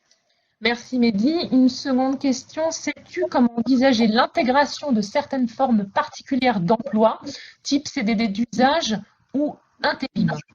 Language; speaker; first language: French; native; French